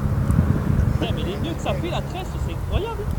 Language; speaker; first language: French; native; French